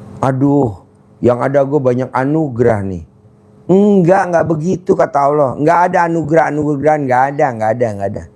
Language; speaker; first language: Indonesian; native; Indonesian